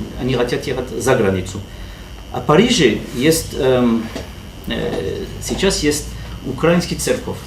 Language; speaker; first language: Russian; non-native, learner; French